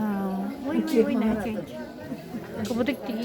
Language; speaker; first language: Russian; non-native, local second language; Yakut